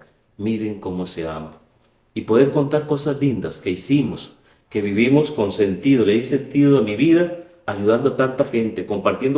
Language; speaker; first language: Spanish; native; Spanish